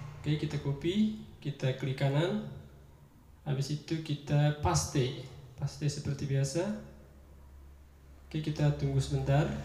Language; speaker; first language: Indonesian; native; Indonesian